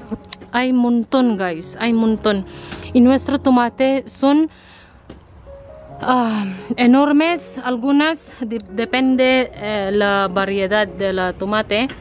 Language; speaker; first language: Spanish; non-native, learner; Filipino